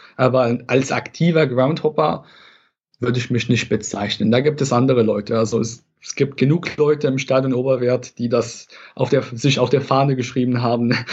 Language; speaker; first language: German; non-native, fluent; Arabic